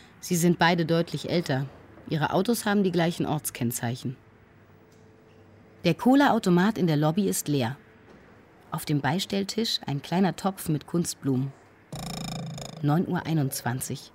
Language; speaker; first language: German; native; German